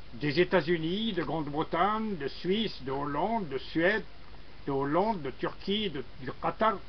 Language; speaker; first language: French; non-native, local second language; Arabic